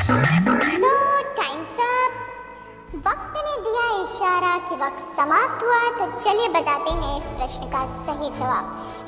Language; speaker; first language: Hindi; native; Hindi